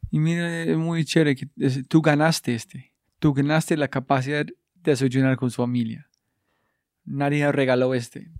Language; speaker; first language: Spanish; non-native, learner; English